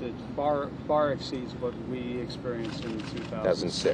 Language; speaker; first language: English; native; English